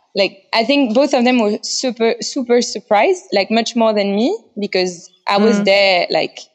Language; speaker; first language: English; non-native, fluent; French